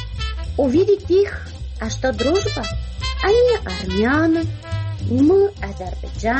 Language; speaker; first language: Russian; non-native, local second language; Azerbaijani